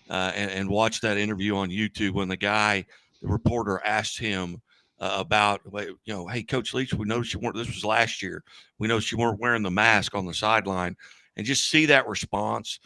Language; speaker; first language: English; native; English